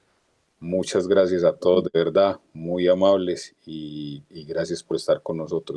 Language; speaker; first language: Spanish; native; Spanish